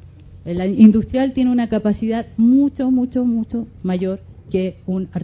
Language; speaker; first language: Spanish; native; Spanish